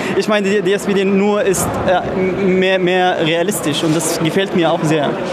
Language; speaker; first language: German; non-native, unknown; Arabic